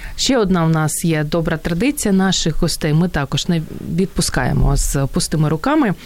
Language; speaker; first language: Ukrainian; native; Ukrainian